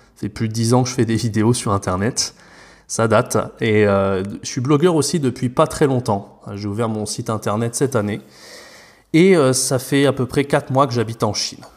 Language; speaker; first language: French; native; French